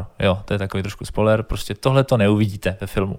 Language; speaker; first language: Czech; native; Czech